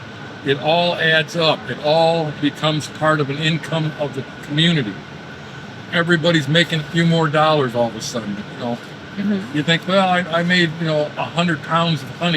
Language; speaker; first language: English; native; English